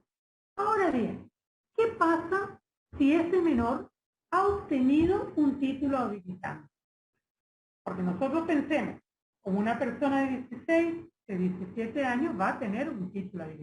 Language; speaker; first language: Spanish; native; Spanish